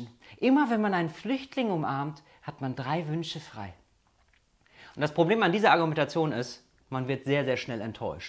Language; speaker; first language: German; native; German